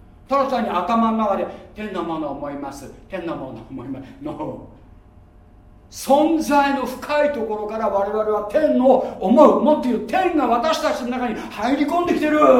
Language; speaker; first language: Japanese; native; Japanese